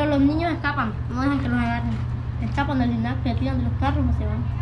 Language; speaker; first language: Spanish; native; Spanish